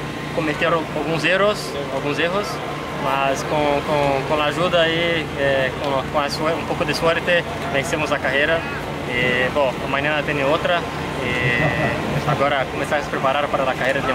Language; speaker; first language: Spanish; non-native, fluent; Portuguese